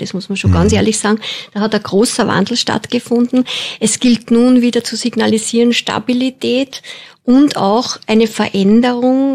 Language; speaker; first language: German; native; German